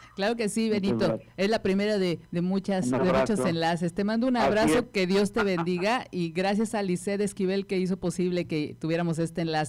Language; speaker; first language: Spanish; native; Spanish